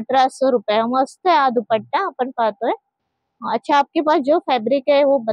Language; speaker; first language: Hindi; non-native, local second language; Marathi